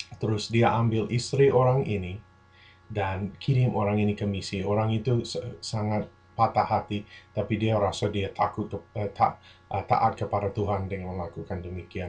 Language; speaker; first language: Indonesian; non-native, fluent; English